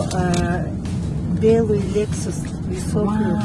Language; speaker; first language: Russian; non-native, learner; Tajik